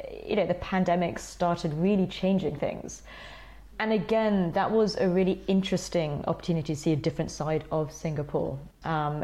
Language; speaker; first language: English; native; English